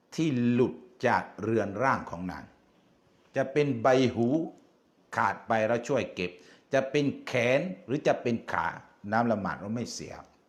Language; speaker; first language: Thai; non-native, local second language; Malay